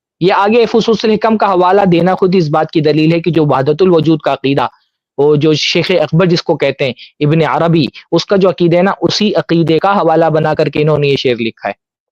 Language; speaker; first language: Urdu; native; Urdu